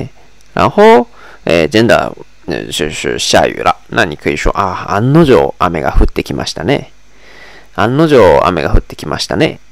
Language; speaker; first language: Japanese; non-native, fluent; Chinese